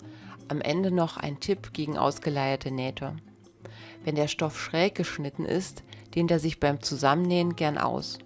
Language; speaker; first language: German; native; German